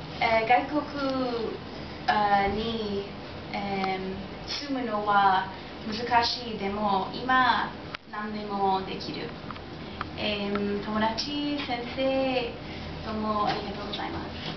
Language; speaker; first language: Japanese; non-native, learner; English